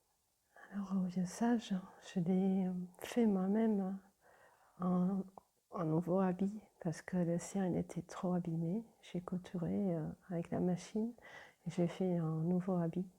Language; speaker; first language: French; non-native, fluent; Portuguese